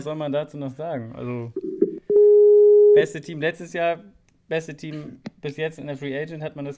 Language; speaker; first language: German; native; German